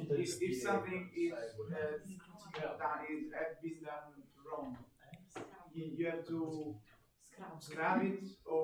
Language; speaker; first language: English; non-native, fluent; Italian